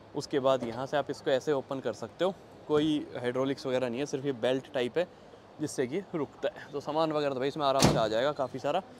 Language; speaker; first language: Hindi; native; Hindi